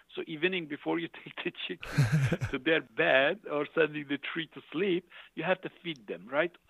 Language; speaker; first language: English; non-native, fluent; Turkish